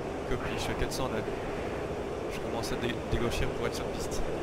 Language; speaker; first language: French; native; French